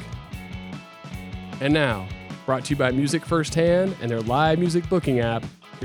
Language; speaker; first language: English; native; English